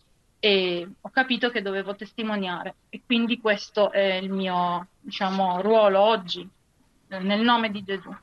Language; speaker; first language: Italian; native; Italian